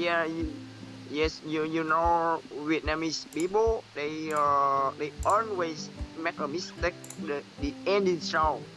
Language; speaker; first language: English; non-native, learner; Vietnamese